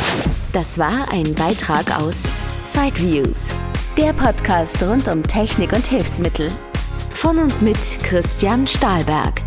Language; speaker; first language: German; native; German